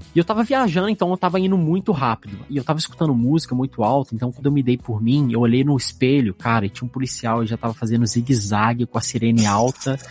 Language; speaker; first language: Portuguese; native; Portuguese